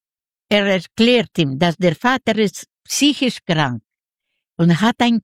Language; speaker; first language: German; non-native, fluent; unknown